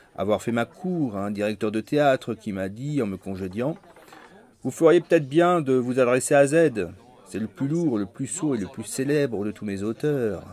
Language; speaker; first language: French; native; French